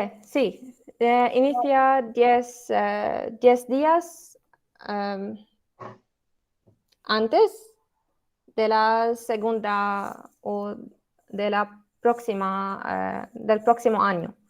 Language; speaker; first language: Spanish; non-native, learner; Arabic